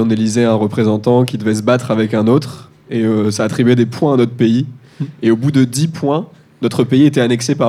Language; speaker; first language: French; native; French